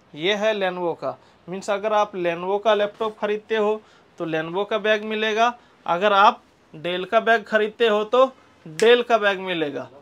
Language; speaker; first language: Hindi; non-native, local second language; Marathi